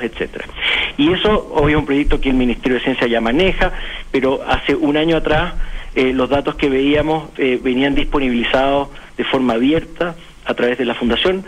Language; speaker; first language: Spanish; native; Spanish